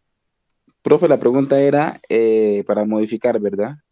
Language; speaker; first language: Spanish; native; Spanish